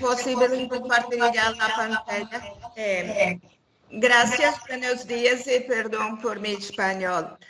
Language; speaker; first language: Spanish; non-native, learner; Portuguese